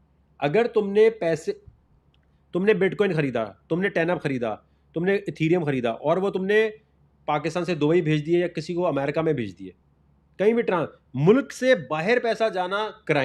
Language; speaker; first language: Urdu; native; Urdu